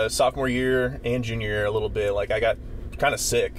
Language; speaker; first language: English; native; English